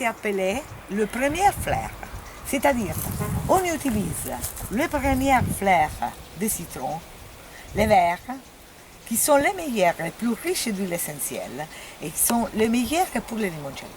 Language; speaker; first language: French; non-native, fluent; Italian